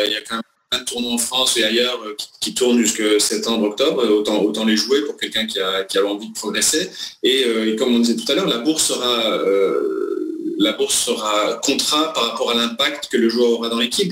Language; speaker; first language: French; native; French